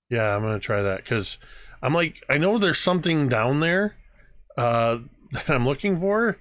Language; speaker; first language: English; native; English